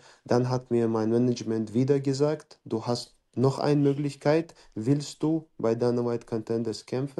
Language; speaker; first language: German; non-native, fluent; Chechen